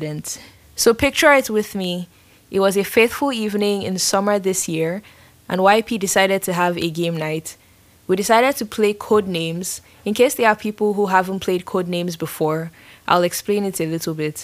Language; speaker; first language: English; non-native, local second language; Yoruba